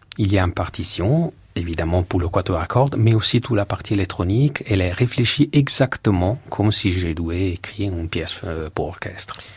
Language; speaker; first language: French; non-native, fluent; Italian